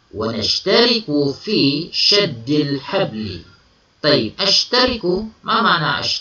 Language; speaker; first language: Arabic; non-native, fluent; Malay